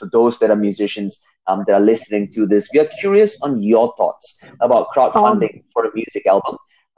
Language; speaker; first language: English; non-native, local second language; Tamil